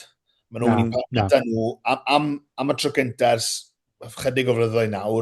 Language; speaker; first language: Welsh; native; Welsh